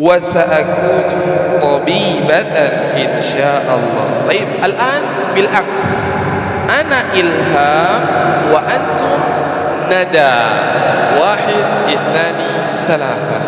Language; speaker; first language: Arabic; non-native, fluent; Indonesian